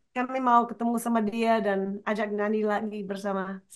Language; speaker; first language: Indonesian; non-native, fluent; English